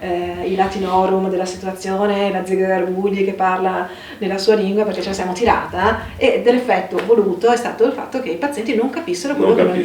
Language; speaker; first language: Italian; native; Italian